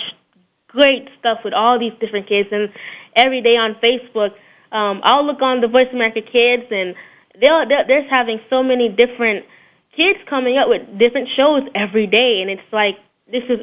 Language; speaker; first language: English; native; English